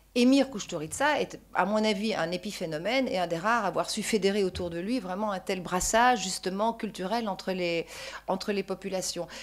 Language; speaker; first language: French; native; French